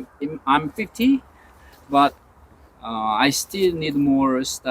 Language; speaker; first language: English; non-native, learner; Korean